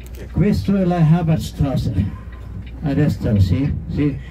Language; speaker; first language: Italian; non-native, fluent; German